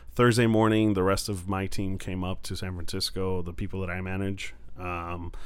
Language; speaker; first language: English; non-native, fluent; Spanish